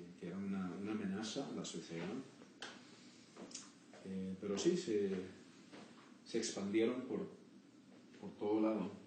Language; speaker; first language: Spanish; early bilingual, heritage; Spanish